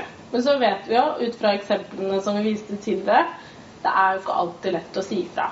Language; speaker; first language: Norwegian; native; Norwegian